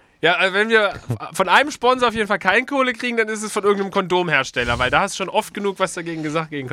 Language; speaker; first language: German; native; German